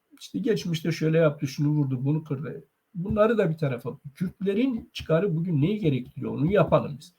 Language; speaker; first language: Turkish; non-native, local second language; Zaza